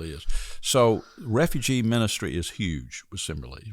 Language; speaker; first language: English; native; English